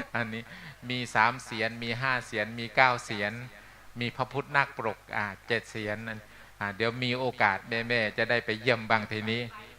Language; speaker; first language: Thai; non-native, local second language; Northeastern Thai